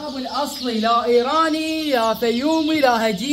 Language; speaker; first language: Arabic; native; Arabic